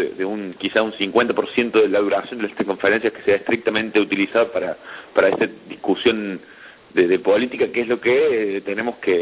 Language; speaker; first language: Spanish; native; Spanish